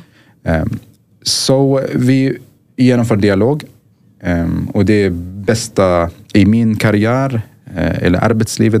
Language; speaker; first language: Swedish; non-native, fluent; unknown